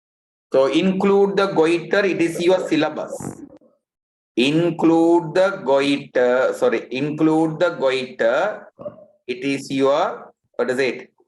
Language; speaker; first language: English; non-native, local second language; Tamil